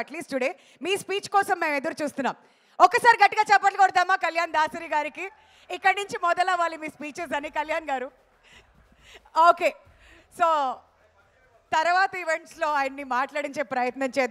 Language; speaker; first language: Telugu; native; Telugu